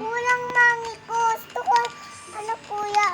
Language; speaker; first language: Filipino; non-native, local second language; Cebuano